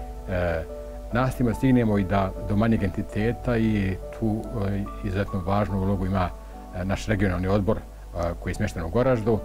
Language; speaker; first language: Croatian; native; Croatian